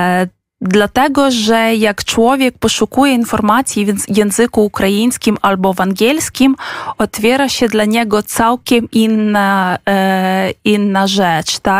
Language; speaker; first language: Polish; non-native, fluent; Ukrainian